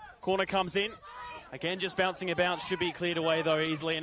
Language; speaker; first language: English; native; English